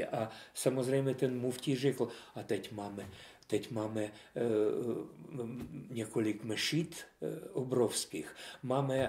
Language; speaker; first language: Czech; non-native, fluent; Russian